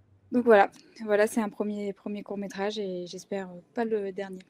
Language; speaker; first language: French; non-native, learner; Spanish